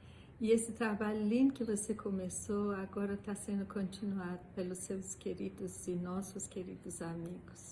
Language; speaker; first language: Portuguese; non-native, fluent; Persian